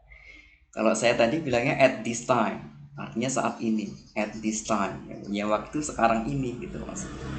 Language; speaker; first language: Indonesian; native; Indonesian